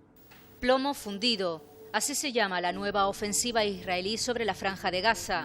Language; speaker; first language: Spanish; native; Spanish